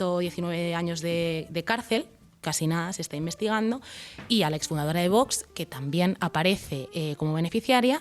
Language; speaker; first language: Spanish; native; Spanish